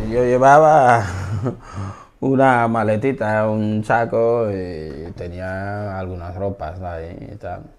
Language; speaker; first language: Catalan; non-native, learner; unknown